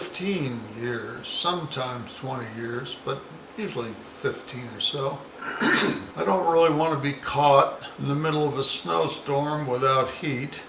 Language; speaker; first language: English; native; English